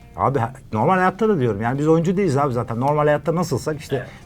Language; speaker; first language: Turkish; native; Turkish